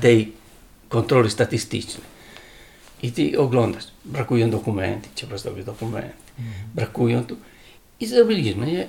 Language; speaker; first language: Polish; non-native, learner; Italian